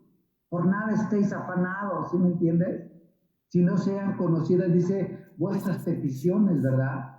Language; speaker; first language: Spanish; native; Spanish